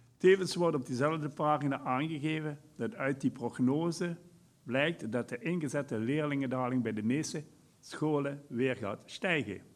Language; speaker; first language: Dutch; native; Dutch